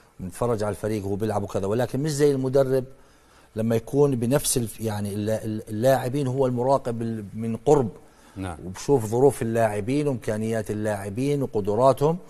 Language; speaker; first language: Arabic; native; Arabic